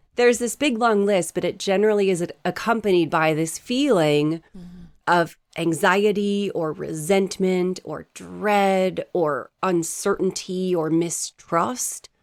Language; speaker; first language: English; native; English